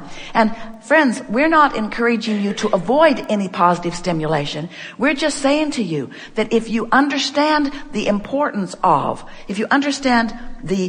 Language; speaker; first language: English; native; English